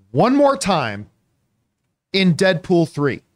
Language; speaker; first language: English; native; English